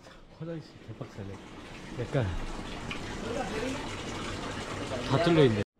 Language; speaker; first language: Korean; native; Korean